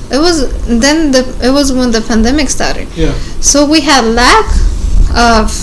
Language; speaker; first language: English; non-native, learner; Spanish